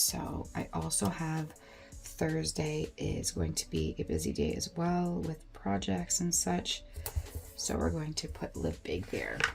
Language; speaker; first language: English; native; English